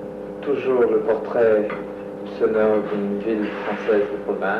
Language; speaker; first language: French; non-native, fluent; English